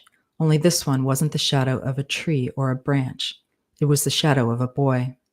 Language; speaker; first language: English; native; English